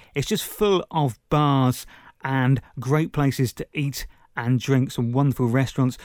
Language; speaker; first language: English; native; English